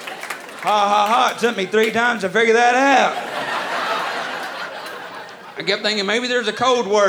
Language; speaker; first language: English; native; English